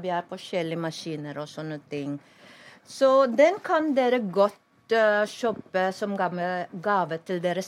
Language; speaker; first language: Norwegian; non-native, fluent; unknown